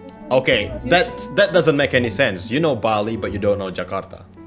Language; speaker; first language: English; non-native, fluent; Indonesian